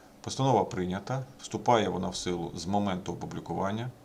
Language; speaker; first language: Ukrainian; native; Ukrainian